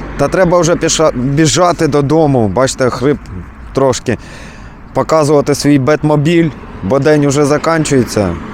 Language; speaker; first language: Ukrainian; native; Ukrainian